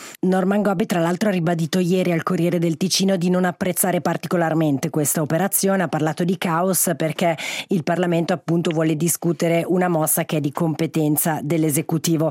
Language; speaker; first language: Italian; native; Italian